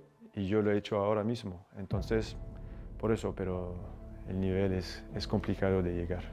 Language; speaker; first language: Spanish; non-native, fluent; French